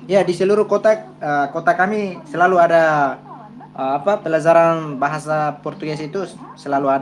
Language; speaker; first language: Indonesian; non-native, fluent; Tetum